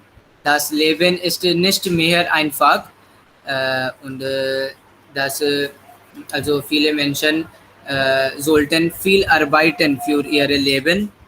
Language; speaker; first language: German; non-native, learner; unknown